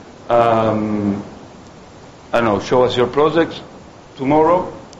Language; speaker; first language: English; non-native, fluent; Spanish